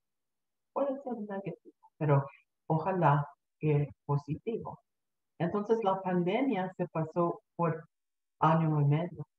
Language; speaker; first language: Spanish; early bilingual, heritage; Spanish